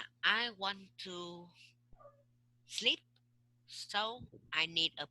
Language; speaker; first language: English; non-native, learner; Vietnamese